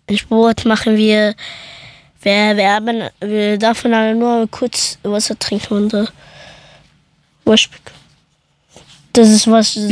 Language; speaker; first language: German; early bilingual, other home language; Persian